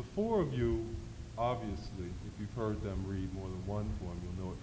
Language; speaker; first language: English; native; English